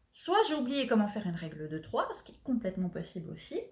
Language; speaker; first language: French; native; French